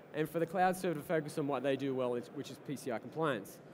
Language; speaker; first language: English; native; English